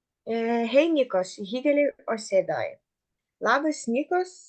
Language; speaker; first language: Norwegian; non-native, learner; Lithuanian